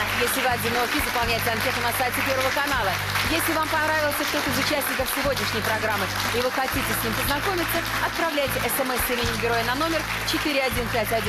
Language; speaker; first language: Russian; native; Russian